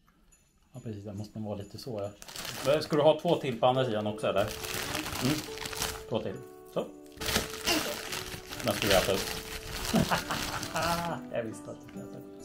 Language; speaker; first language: Swedish; native; Swedish